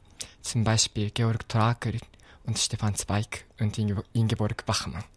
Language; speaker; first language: German; non-native, fluent; Japanese